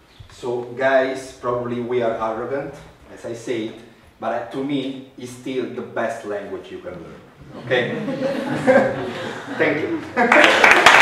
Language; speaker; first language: English; non-native, fluent; Italian